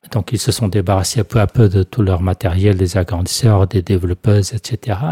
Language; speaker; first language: French; non-native, fluent; Portuguese